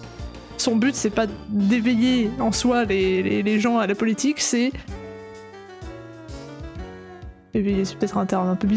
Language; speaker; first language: French; native; French